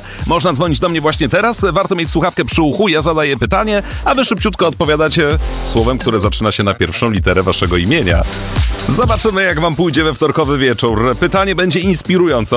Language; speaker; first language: Polish; native; Polish